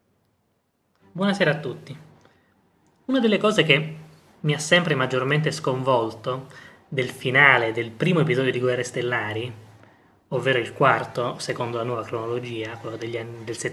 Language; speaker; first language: Italian; native; Italian